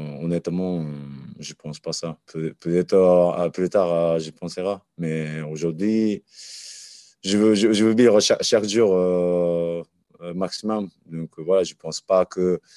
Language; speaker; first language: French; non-native, learner; Japanese